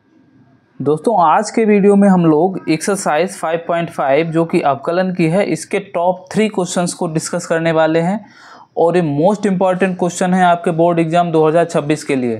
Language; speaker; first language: Hindi; native; Hindi